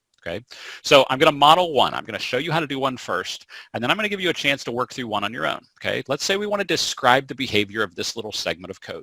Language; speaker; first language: English; native; English